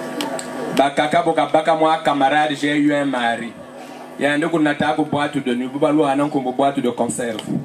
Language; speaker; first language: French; non-native, local second language; Lingala